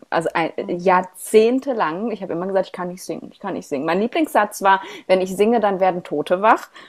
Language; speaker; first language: German; native; German